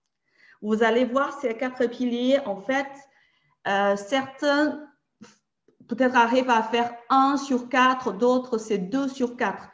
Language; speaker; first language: French; native; French